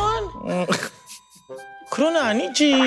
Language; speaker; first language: Korean; non-native, fluent; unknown